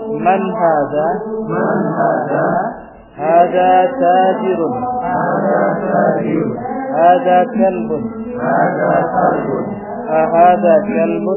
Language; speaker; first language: Arabic; non-native, fluent; Indonesian